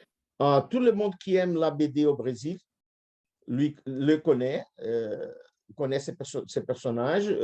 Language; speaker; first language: French; non-native, fluent; Portuguese